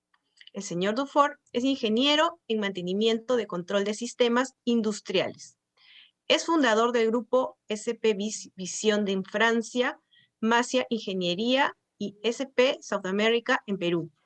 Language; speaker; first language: Spanish; native; Spanish